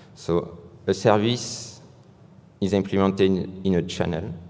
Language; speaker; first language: English; non-native, fluent; French